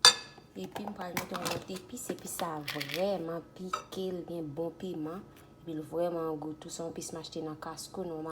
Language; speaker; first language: French; non-native, learner; Haitian Creole